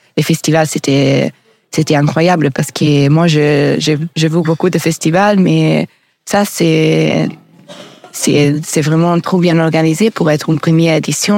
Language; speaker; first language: French; non-native, learner; Italian